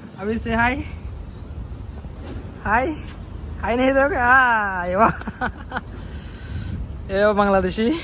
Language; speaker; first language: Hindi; non-native, learner; Bangla